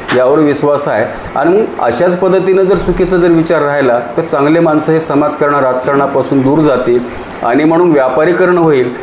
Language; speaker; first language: Marathi; native; Marathi